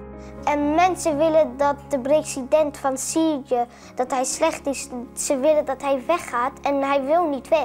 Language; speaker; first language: Dutch; early bilingual, other home language; Arabic